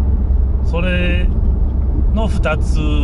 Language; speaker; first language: Japanese; non-native, fluent; English